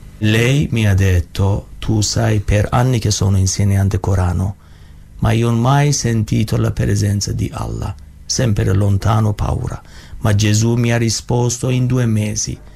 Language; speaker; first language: Italian; non-native, learner; Persian